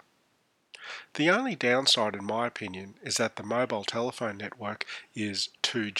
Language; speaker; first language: English; native; English